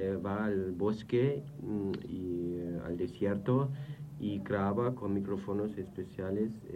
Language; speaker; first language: Spanish; non-native, fluent; German